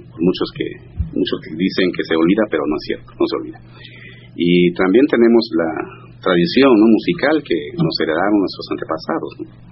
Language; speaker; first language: Spanish; non-native, local second language; Zapotec